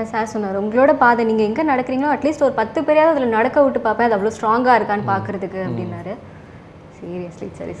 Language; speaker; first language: Tamil; native; Tamil